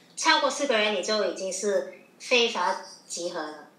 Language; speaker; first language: Chinese; non-native, local second language; Cantonese